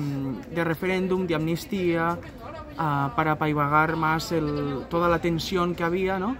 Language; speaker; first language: Spanish; native; Spanish